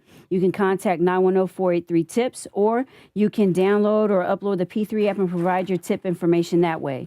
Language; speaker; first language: English; native; English